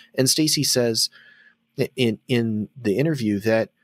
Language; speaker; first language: English; native; English